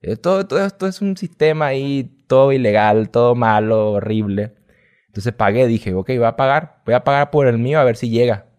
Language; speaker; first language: Spanish; native; Spanish